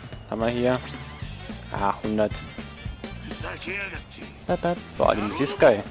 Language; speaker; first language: German; native; German